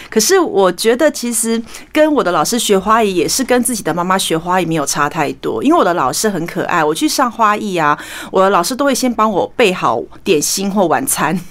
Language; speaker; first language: Chinese; native; Chinese